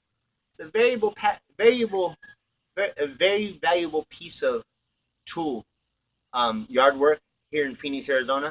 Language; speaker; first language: English; native; English